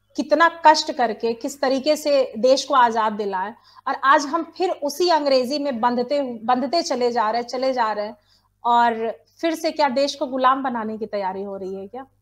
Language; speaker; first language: Hindi; native; Hindi